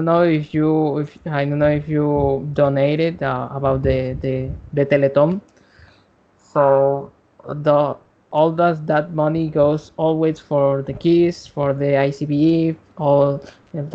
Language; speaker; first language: English; non-native, learner; Spanish